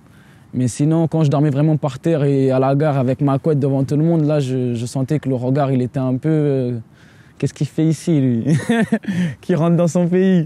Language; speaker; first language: French; early bilingual, other home language; Portuguese